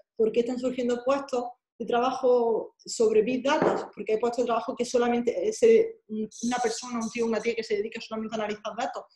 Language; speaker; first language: Spanish; native; Spanish